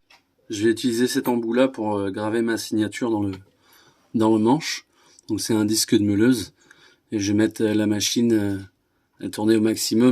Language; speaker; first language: French; native; French